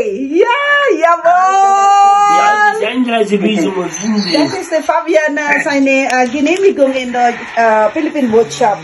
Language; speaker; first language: German; non-native, learner; Filipino